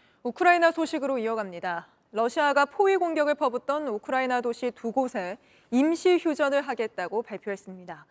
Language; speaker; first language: Korean; native; Korean